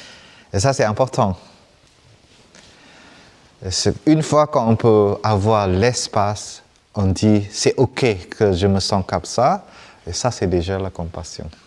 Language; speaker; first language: French; non-native, fluent; Vietnamese